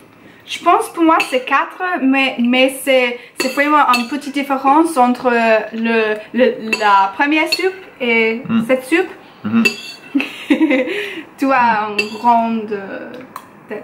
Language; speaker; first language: French; non-native, learner; English